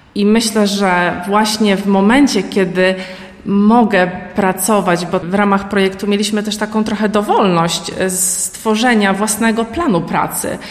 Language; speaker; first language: Polish; native; Polish